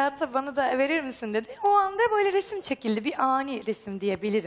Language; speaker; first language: Turkish; non-native, fluent; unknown